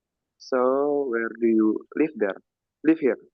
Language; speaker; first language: English; non-native, learner; Indonesian